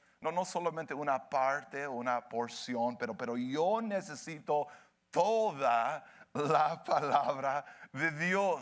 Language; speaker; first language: Spanish; early bilingual, heritage; Spanish